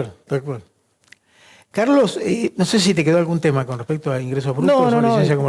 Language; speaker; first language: Spanish; native; Spanish